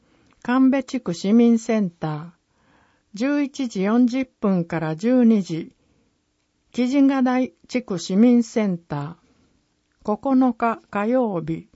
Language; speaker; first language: Japanese; native; Japanese